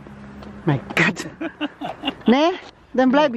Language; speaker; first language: German; non-native, learner; Filipino